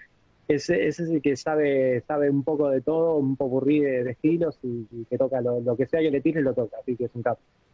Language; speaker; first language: Spanish; native; Spanish